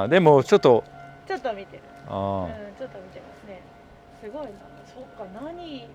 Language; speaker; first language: Japanese; non-native, fluent; French